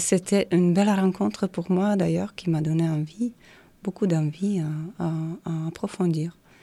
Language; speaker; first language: French; non-native, fluent; Czech